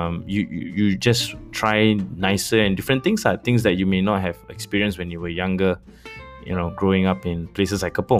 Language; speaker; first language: English; non-native, local second language; Malay